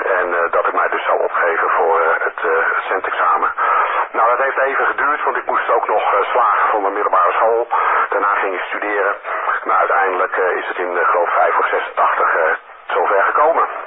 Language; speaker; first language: Dutch; native; Dutch